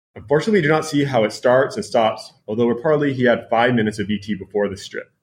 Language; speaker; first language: English; native; English